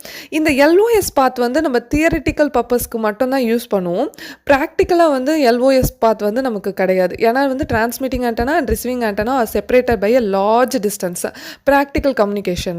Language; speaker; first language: Tamil; native; Tamil